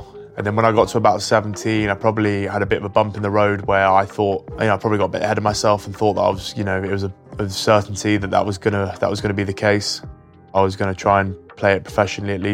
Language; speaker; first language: English; native; English